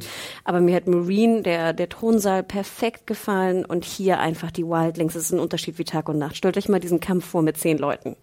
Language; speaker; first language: German; native; German